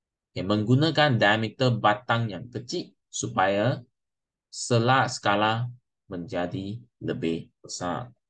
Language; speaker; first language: Malay; non-native, local second language; Chinese